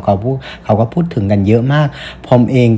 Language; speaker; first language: Thai; non-native, fluent; Vietnamese